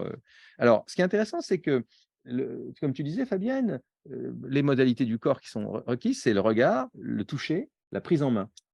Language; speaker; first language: French; native; French